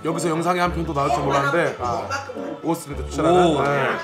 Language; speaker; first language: Korean; native; Korean